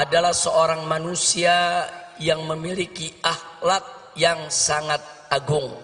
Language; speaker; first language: Indonesian; native; Indonesian